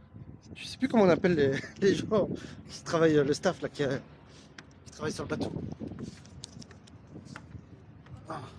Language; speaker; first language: French; native; French